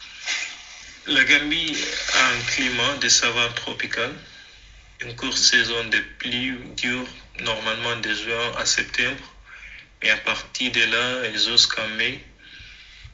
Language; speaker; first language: French; non-native, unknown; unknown